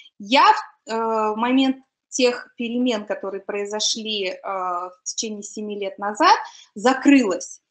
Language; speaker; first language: Russian; native; Russian